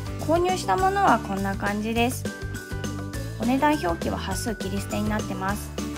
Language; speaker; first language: Japanese; native; Japanese